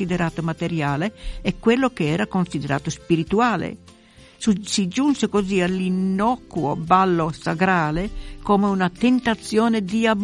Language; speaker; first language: Italian; native; Italian